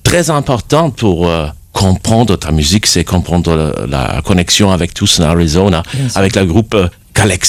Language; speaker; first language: French; non-native, fluent; German